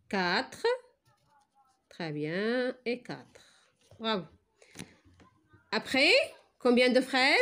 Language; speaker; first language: French; non-native, local second language; Arabic